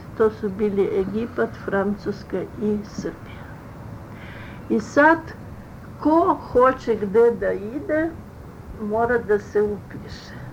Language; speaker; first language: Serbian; early bilingual, other home language; Russian